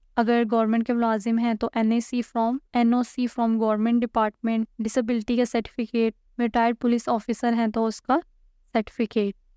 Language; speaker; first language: Urdu; native; Urdu